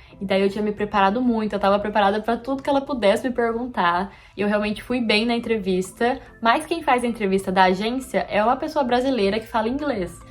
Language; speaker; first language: Portuguese; native; Portuguese